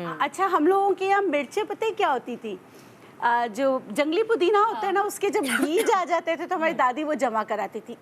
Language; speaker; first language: Urdu; non-native, local second language; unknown